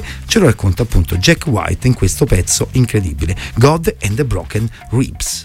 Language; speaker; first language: Italian; native; Italian